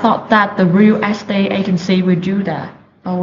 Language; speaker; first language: English; non-native, learner; Vietnamese